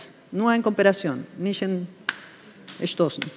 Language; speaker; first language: German; non-native, fluent; Spanish